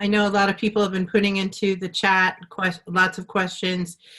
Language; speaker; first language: English; native; English